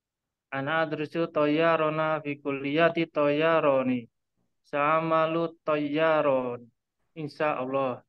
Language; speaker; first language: Arabic; non-native, learner; Indonesian